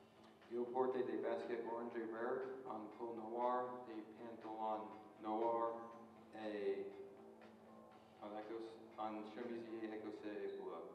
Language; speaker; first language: French; non-native, learner; English